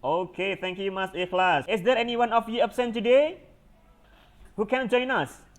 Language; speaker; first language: English; non-native, fluent; Indonesian